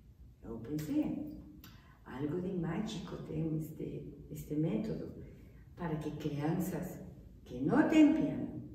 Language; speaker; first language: Portuguese; non-native, fluent; Spanish